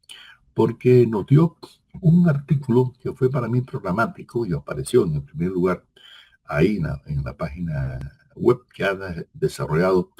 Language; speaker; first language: Spanish; native; Spanish